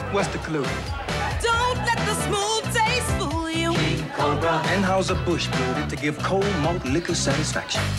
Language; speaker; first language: English; native; English